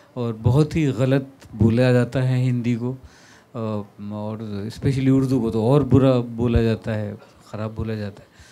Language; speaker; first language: Hindi; native; Hindi